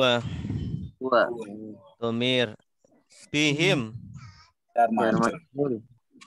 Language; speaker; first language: Arabic; non-native, fluent; Indonesian